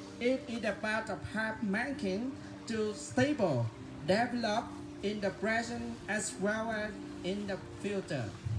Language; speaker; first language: English; non-native, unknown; Vietnamese